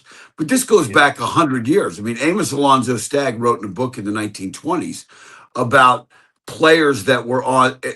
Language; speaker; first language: English; native; English